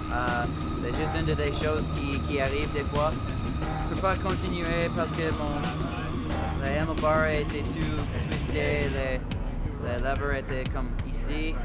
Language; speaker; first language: French; non-native, local second language; English